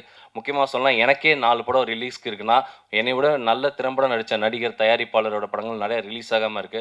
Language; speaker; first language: Tamil; native; Tamil